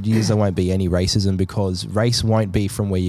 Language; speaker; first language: English; native; English